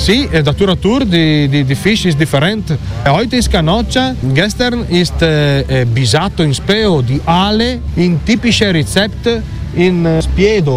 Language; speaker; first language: German; non-native, learner; Italian